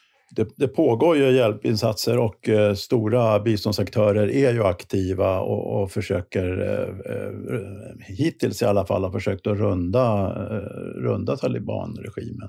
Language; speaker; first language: Swedish; native; Swedish